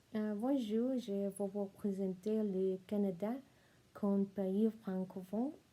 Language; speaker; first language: French; non-native, learner; Spanish